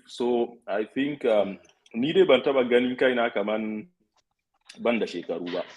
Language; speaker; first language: Hausa; non-native, local second language; Fula